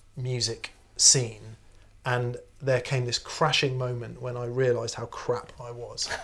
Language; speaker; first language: English; native; English